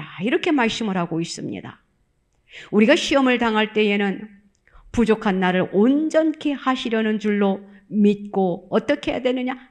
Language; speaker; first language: Korean; native; Korean